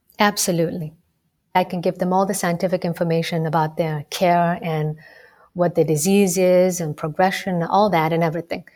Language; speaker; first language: English; non-native, local second language; Somali